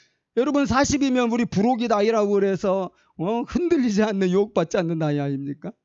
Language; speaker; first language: Korean; native; Korean